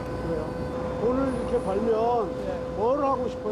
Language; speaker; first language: Korean; native; Korean